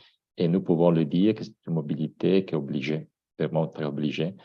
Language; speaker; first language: French; non-native, fluent; Italian